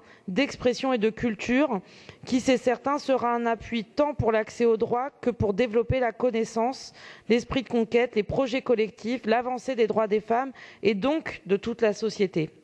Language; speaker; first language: French; native; French